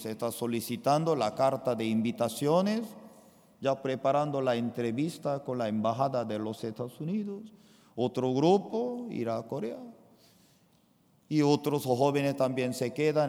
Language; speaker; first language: Spanish; non-native, fluent; Korean